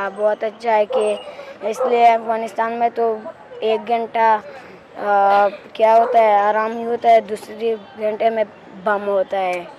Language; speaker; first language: Hindi; early bilingual, other home language; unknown